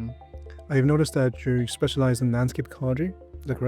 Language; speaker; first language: English; native; English